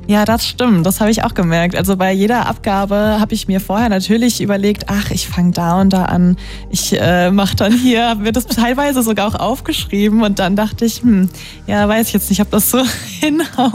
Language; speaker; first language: German; native; German